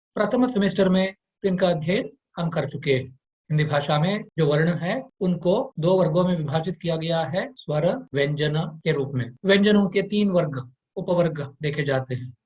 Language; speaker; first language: Hindi; non-native, local second language; Kannada